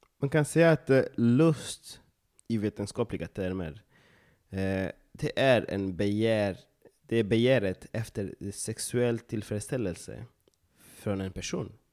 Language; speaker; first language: Swedish; non-native, fluent; Lingala